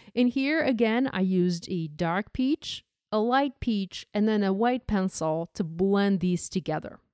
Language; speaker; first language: English; non-native, fluent; Ukrainian